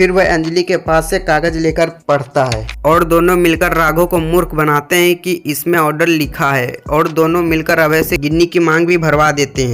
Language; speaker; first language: Hindi; native; Hindi